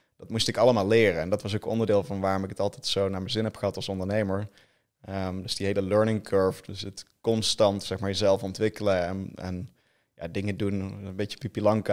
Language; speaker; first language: Dutch; native; Dutch